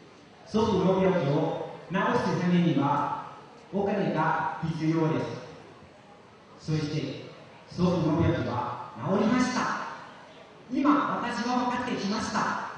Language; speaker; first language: Japanese; non-native, learner; Lao